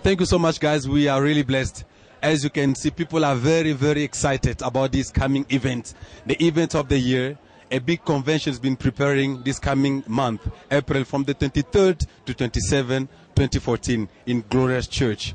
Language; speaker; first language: English; non-native, fluent; Lingala